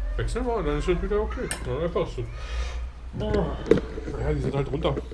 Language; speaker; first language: German; native; German